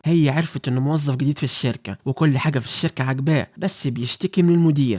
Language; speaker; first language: Arabic; native; Arabic